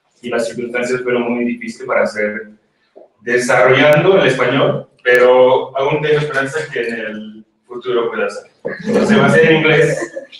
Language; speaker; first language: Spanish; early bilingual, heritage; Spanish